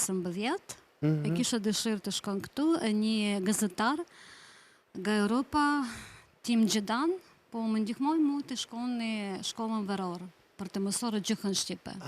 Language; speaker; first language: Albanian; early bilingual, heritage; Albanian